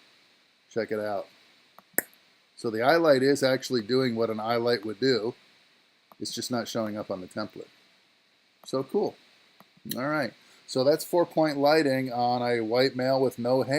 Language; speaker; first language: English; native; English